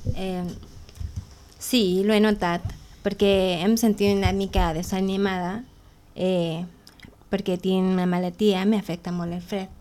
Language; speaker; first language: Catalan; non-native, learner; Spanish